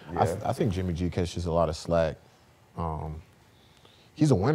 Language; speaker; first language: English; native; English